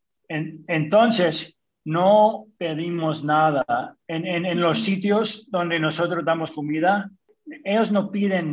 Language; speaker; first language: Spanish; early bilingual, other home language; English